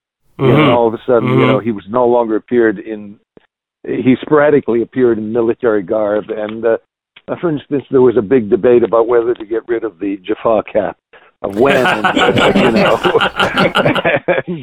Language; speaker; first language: English; native; English